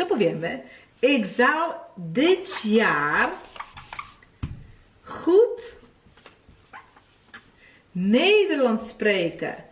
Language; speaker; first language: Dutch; non-native, fluent; Polish